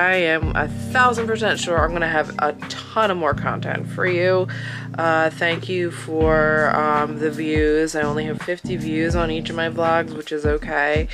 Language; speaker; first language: English; native; English